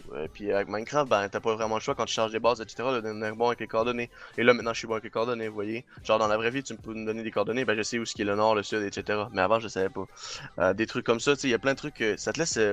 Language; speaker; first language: French; non-native, local second language; English